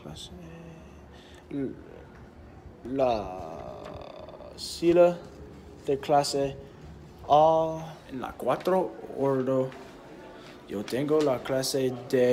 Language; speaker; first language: Spanish; non-native, learner; English